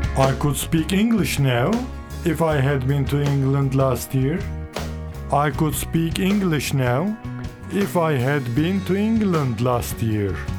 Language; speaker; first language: English; non-native, fluent; Turkish